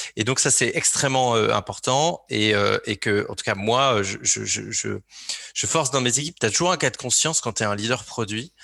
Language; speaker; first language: French; native; French